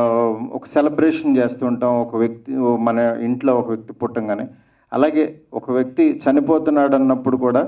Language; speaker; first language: Telugu; native; Telugu